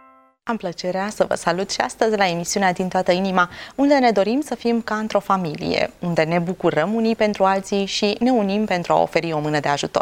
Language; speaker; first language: Romanian; native; Romanian